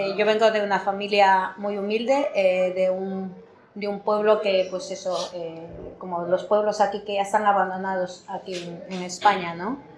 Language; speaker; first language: Spanish; native; Spanish